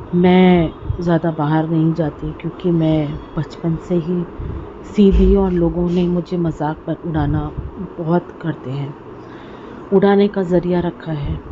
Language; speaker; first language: Hindi; non-native, local second language; Punjabi